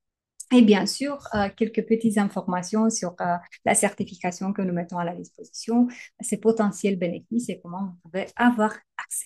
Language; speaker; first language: French; native; French